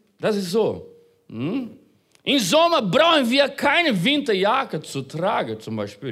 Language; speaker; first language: German; non-native, fluent; Portuguese